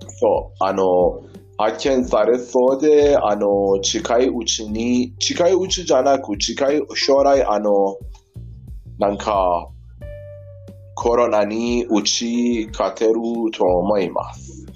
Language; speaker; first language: Japanese; non-native, learner; Persian